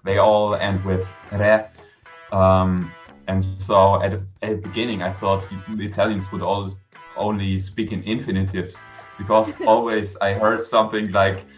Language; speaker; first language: English; non-native, fluent; German